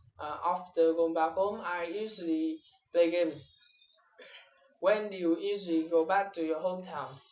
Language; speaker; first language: English; non-native, learner; Vietnamese